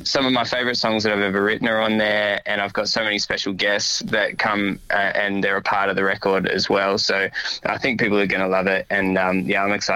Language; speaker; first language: English; native; English